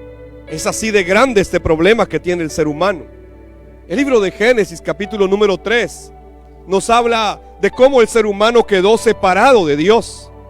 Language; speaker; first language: Spanish; native; Spanish